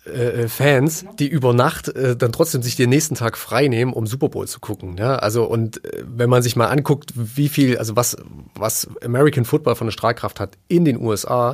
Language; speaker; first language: German; native; German